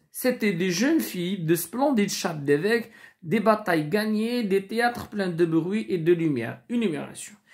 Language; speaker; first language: French; non-native, local second language; Arabic